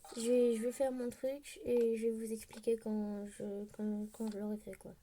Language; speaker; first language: French; native; French